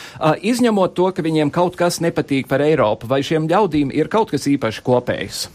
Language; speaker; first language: Latvian; early bilingual, heritage; Latvian